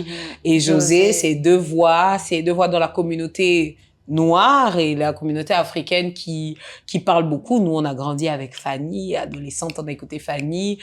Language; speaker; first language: French; native; French